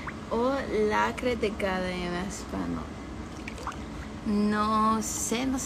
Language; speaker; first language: Spanish; non-native, learner; English